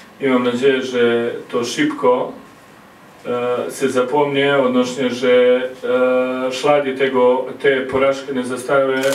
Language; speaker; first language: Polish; non-native, learner; Croatian